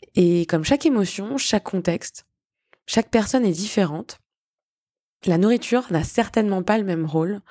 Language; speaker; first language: French; native; French